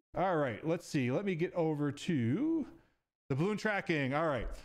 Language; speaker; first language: English; native; English